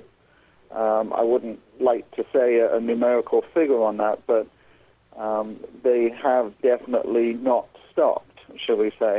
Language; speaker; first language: English; native; English